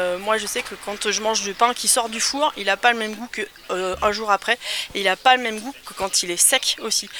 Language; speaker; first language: French; native; French